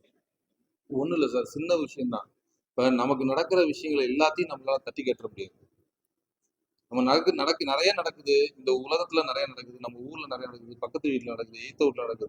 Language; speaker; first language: Tamil; native; Tamil